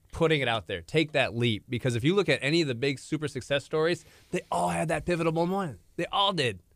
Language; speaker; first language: English; native; English